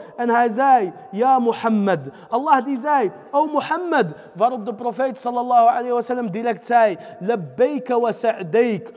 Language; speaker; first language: Dutch; early bilingual, other home language; Arabic